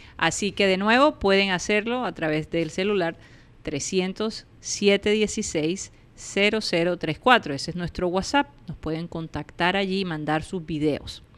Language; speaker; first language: Spanish; native; Spanish